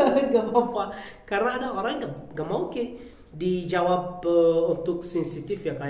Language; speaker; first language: Indonesian; non-native, learner; Arabic